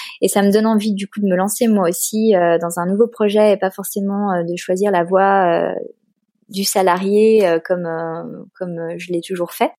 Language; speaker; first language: French; native; French